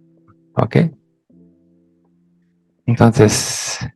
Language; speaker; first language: Spanish; non-native, fluent; English